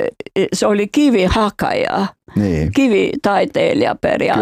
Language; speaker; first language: Finnish; non-native, fluent; Albanian